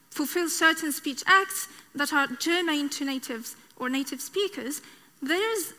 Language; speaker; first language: English; non-native, fluent; Arabic